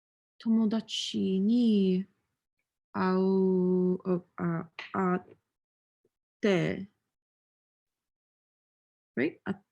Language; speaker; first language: Japanese; non-native, learner; English